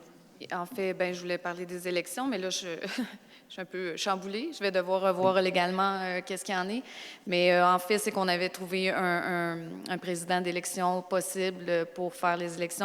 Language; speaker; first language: French; native; French